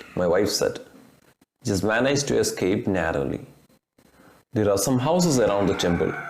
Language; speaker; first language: English; non-native, local second language; Malayalam